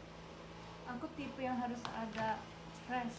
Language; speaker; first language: Indonesian; early bilingual, heritage; Indonesian